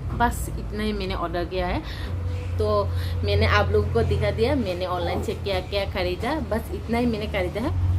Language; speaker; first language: Hindi; non-native, local second language; Kok Borok